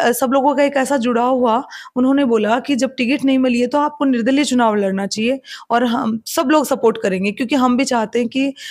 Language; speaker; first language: Hindi; native; Hindi